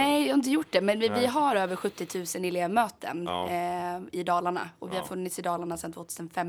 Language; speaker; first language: Swedish; native; Swedish